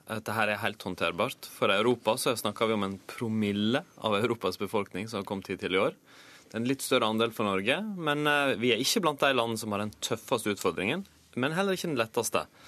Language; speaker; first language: Norwegian; native; Norwegian